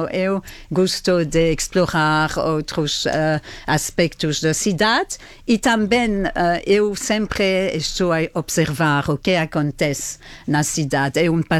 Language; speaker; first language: Portuguese; non-native, learner; French